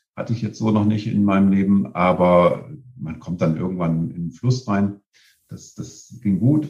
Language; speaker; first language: German; native; German